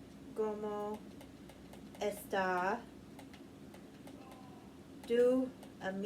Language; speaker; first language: Spanish; non-native, learner; English